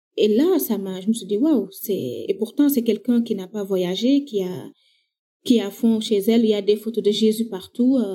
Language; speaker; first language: French; non-native, local second language; Wolof